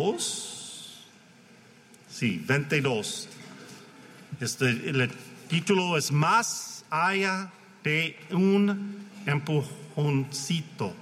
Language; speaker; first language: Spanish; non-native, learner; English